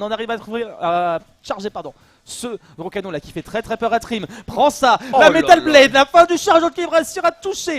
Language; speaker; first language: French; native; French